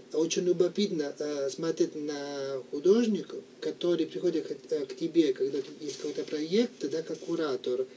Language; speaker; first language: Russian; non-native, fluent; Italian